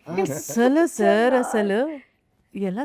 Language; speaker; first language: Telugu; native; Telugu